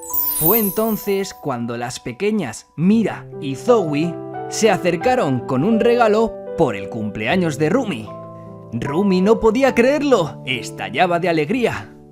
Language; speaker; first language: Spanish; native; Spanish